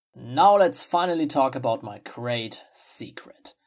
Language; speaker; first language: English; non-native, fluent; German